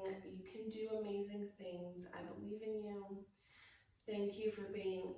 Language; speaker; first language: English; native; English